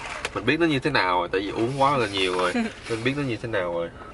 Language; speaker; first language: Vietnamese; early bilingual, other home language; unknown